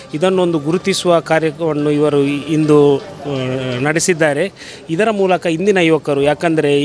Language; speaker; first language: Kannada; non-native, local second language; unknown